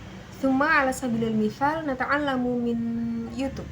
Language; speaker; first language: Arabic; non-native, learner; Indonesian